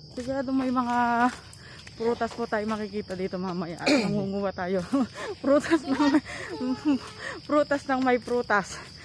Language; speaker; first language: Filipino; native; Filipino